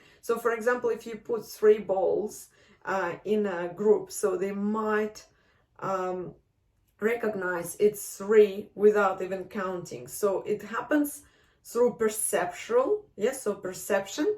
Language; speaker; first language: English; non-native, fluent; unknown